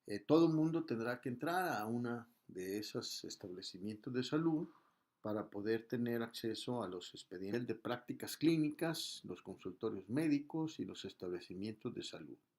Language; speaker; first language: Spanish; native; Spanish